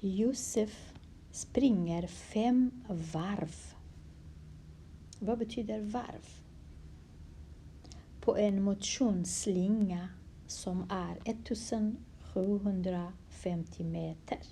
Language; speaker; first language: Swedish; non-native, fluent; Kurdish